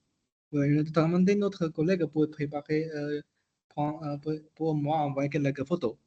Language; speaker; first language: French; non-native, learner; Chinese